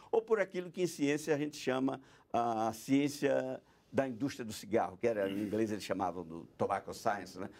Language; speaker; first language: Portuguese; non-native, fluent; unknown